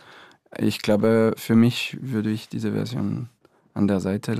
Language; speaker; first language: German; non-native, fluent; French